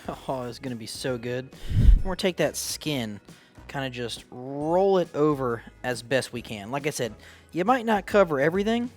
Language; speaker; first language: English; native; English